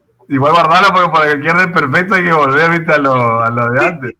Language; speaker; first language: Spanish; native; Spanish